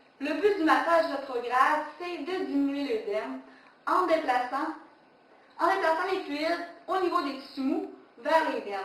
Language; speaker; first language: French; native; French